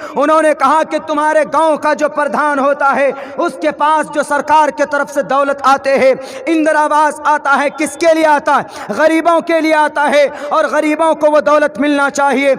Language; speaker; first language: Urdu; native; Urdu